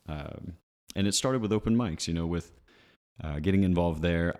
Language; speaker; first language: English; native; English